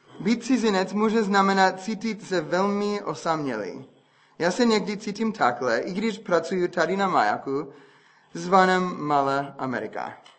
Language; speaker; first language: Czech; non-native, fluent; English